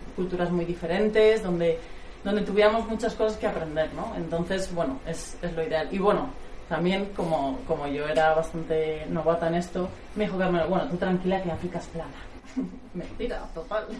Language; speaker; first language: Spanish; native; Spanish